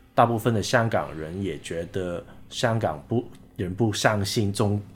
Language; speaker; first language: Chinese; non-native, local second language; Cantonese